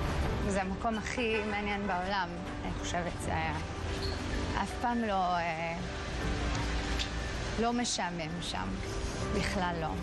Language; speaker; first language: Hebrew; early bilingual, heritage; Hebrew